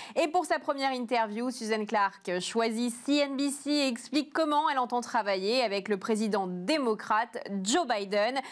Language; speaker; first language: French; native; French